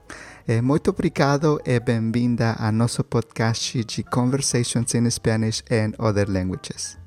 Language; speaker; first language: Portuguese; non-native, learner; Spanish